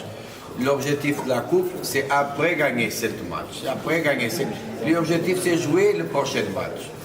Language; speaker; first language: French; non-native, fluent; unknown